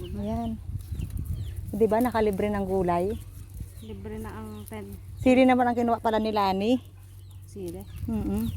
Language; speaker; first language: Filipino; native; Filipino